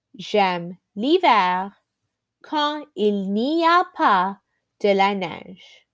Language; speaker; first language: French; non-native, learner; English